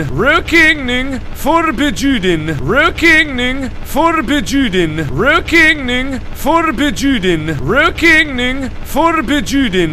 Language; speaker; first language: Swedish; non-native, learner; English